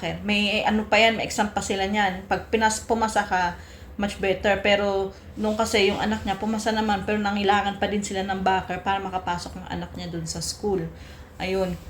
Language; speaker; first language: Filipino; native; Filipino